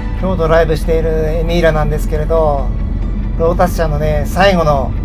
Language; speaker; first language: Japanese; native; Japanese